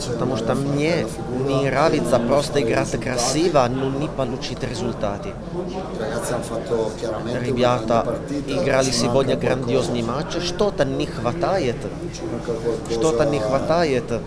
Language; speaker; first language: Russian; non-native, learner; Italian